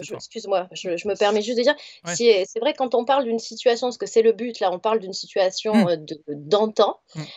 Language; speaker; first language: French; native; French